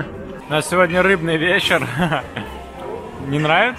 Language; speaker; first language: Russian; native; Russian